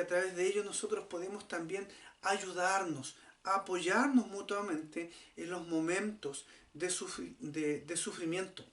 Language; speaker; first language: Spanish; native; Spanish